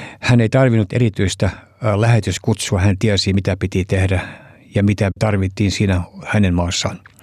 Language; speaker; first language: Finnish; early bilingual, heritage; Finnish